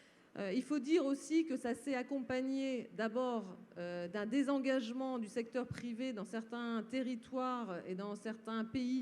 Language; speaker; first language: French; native; French